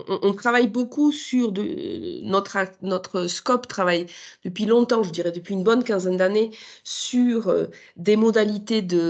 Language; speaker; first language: French; native; French